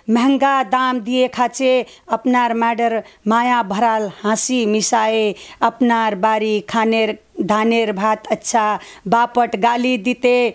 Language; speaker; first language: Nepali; native; Nepali